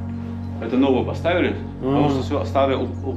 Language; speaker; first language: Russian; native; Russian